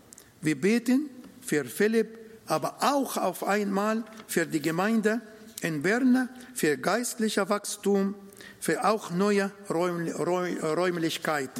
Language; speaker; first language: German; non-native, learner; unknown